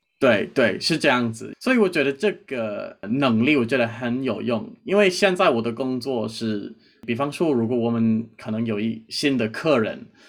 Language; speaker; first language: Chinese; non-native, fluent; English